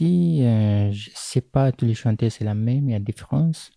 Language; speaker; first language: French; non-native, learner; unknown